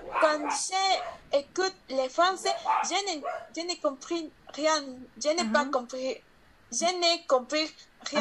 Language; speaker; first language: French; non-native, learner; Spanish